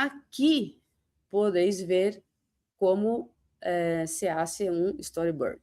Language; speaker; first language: Spanish; non-native, fluent; Portuguese